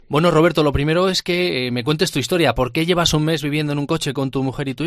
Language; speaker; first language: Spanish; native; Spanish